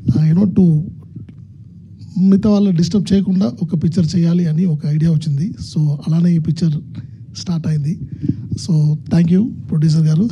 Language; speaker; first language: Telugu; non-native, learner; Tamil